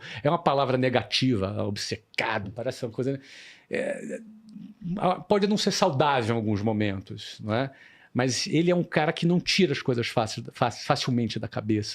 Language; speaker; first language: Portuguese; native; Portuguese